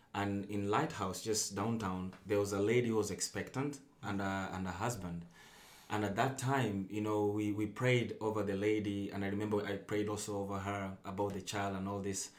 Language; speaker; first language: English; non-native, local second language; Luyia